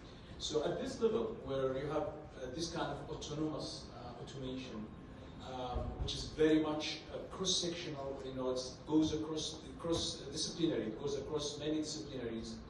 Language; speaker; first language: English; non-native, fluent; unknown